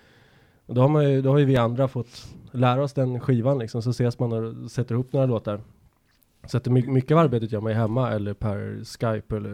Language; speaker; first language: Swedish; native; Swedish